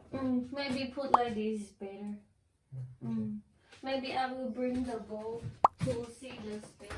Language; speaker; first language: English; non-native, learner; Thai